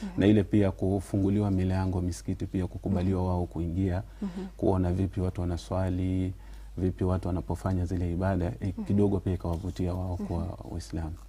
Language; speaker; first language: Swahili; non-native, local second language; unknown